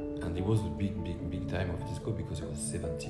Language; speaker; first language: English; non-native, learner; French